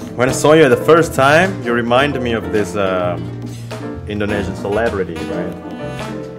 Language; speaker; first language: English; non-native, fluent; Indonesian